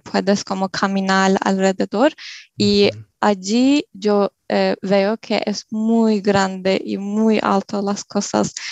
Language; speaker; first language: Spanish; non-native, learner; Turkish